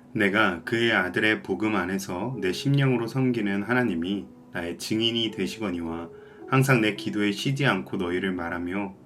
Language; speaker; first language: Korean; native; Korean